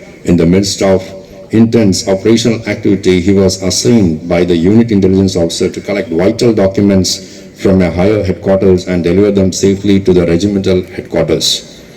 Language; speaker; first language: English; non-native, local second language; Malayalam